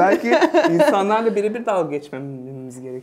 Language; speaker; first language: Turkish; native; Turkish